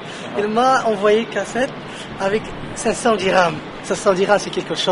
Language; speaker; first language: French; non-native, local second language; Arabic